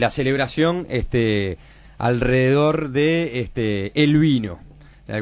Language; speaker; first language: Spanish; native; Spanish